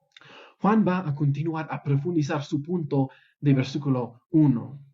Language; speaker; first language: Spanish; non-native, fluent; English